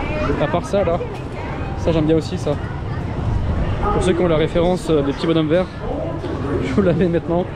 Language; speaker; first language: French; native; French